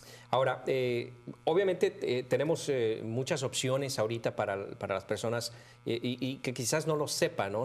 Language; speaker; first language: Spanish; native; Spanish